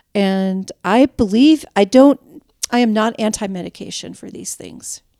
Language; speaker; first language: English; native; English